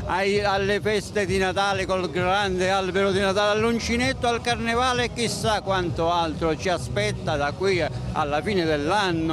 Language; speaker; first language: Italian; native; Italian